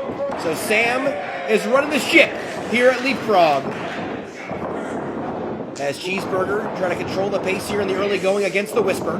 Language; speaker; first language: English; native; English